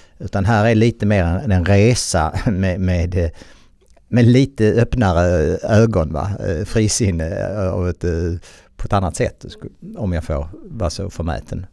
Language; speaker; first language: Swedish; native; Swedish